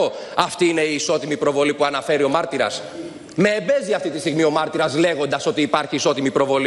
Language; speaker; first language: Greek; native; Greek